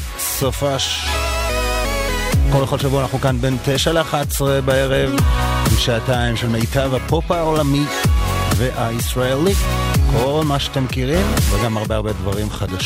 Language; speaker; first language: Hebrew; native; Hebrew